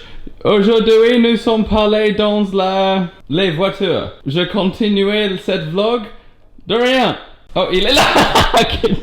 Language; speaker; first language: French; non-native, learner; English